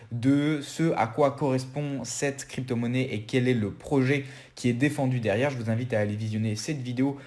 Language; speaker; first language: French; native; French